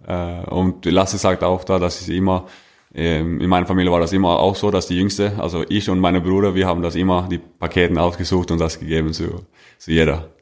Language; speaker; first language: German; non-native, fluent; Norwegian